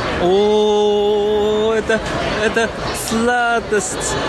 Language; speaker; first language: Russian; non-native, fluent; Chinese